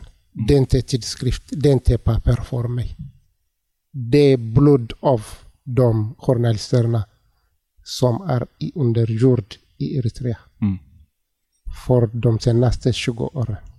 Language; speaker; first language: Swedish; non-native, learner; Tigrinya